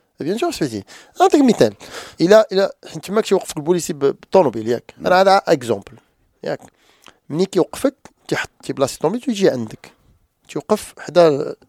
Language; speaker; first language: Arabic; native; Arabic